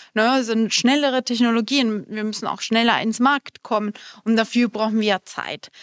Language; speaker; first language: German; non-native, fluent; Spanish